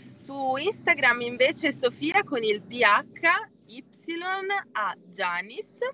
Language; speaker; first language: Italian; native; Italian